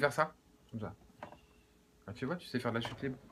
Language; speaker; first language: French; native; French